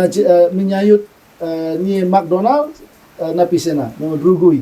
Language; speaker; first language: Russian; non-native, learner; Indonesian